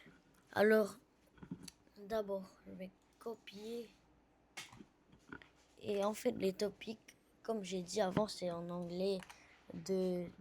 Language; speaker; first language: French; non-native, learner; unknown